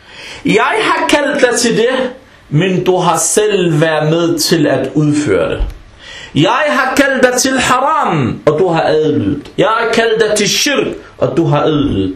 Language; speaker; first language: Danish; early bilingual, other home language; Arabic